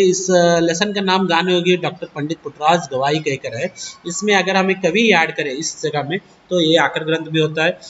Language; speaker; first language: Hindi; non-native, local second language; Kannada